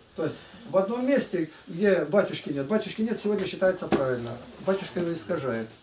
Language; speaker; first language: Russian; native; Russian